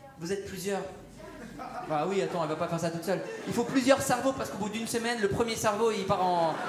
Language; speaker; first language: French; early bilingual, other home language; Persian